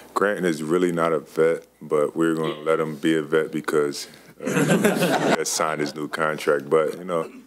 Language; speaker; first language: English; native; English